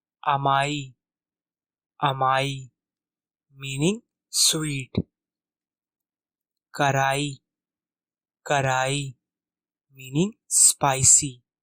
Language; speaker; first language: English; non-native, local second language; Hindi